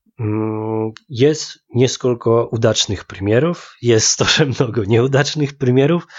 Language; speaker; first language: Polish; non-native, learner; Russian